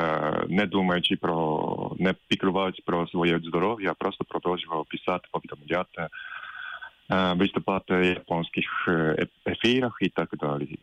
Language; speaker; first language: Ukrainian; non-native, fluent; Japanese